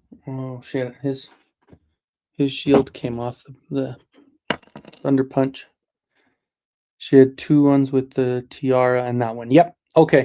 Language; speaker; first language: English; native; English